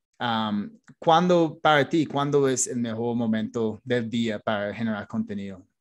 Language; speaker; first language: Spanish; non-native, fluent; English